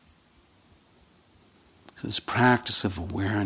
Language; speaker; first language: English; native; English